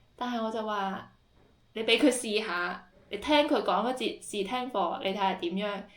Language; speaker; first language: Cantonese; native; Cantonese